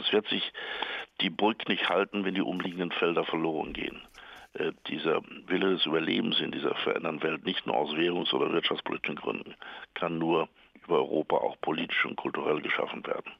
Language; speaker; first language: German; native; German